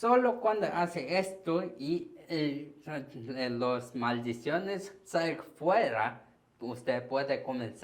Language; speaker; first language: Spanish; non-native, learner; Korean